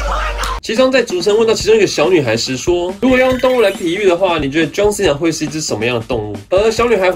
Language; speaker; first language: Chinese; native; Chinese